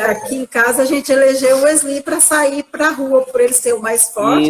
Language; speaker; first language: Portuguese; native; Portuguese